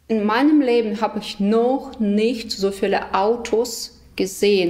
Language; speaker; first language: German; non-native, fluent; Ukrainian